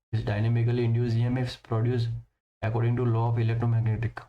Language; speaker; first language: English; non-native, local second language; Gujarati